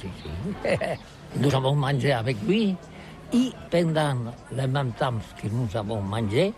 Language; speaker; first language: French; non-native, learner; Catalan